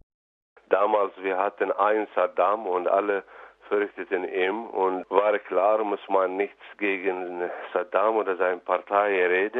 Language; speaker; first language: German; non-native, learner; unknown